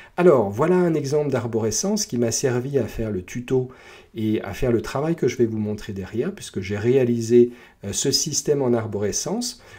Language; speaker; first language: French; native; French